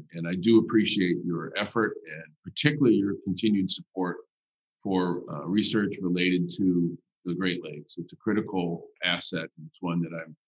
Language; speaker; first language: English; native; English